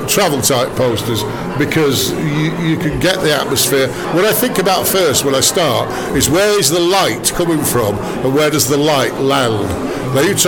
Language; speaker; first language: English; native; English